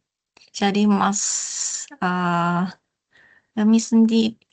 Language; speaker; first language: Indonesian; non-native, learner; Japanese